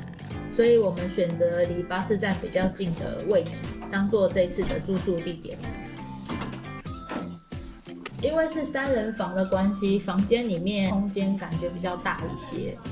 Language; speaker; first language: Chinese; native; Chinese